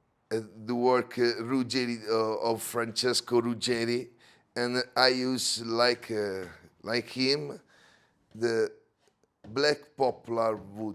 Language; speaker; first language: English; non-native, learner; Italian